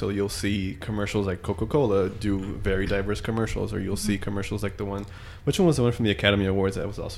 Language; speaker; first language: English; native; English